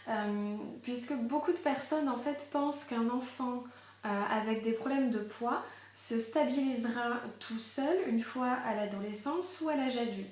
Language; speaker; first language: French; native; French